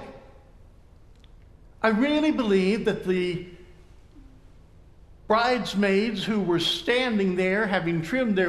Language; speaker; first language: English; native; English